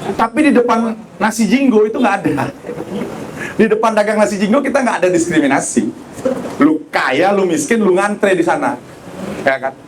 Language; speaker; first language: Indonesian; native; Indonesian